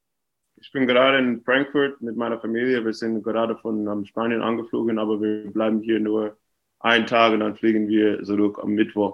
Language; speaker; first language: German; non-native, fluent; English